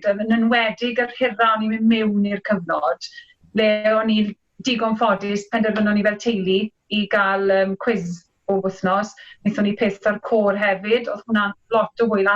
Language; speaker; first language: Welsh; native; Welsh